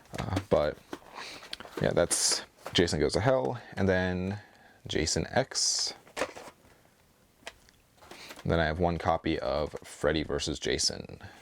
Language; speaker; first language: English; native; English